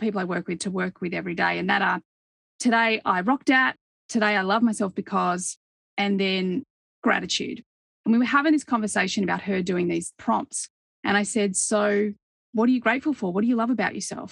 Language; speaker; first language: English; native; English